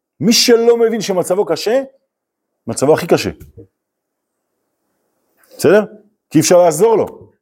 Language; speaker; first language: Hebrew; native; Hebrew